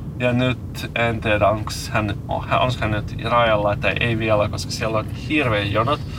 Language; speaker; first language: Finnish; non-native, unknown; Russian